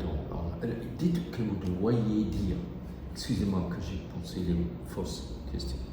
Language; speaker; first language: French; non-native, learner; German